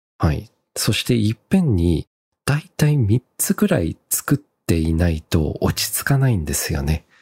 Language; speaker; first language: Japanese; early bilingual, heritage; Japanese